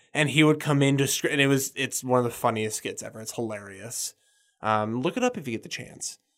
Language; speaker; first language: English; native; English